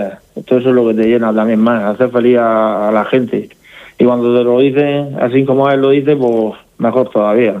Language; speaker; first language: Spanish; native; Spanish